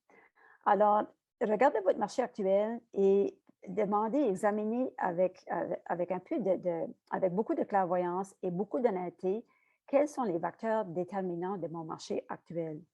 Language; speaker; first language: French; native; French